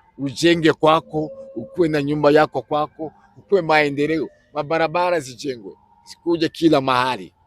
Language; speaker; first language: Kinyarwanda; native; Kinyarwanda